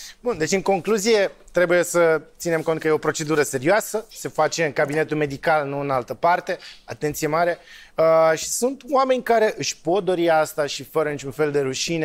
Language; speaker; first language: Romanian; native; Romanian